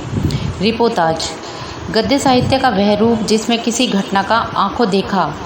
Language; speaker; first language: Hindi; native; Hindi